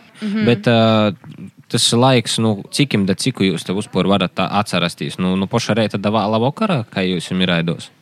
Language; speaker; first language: Latvian; native; Latvian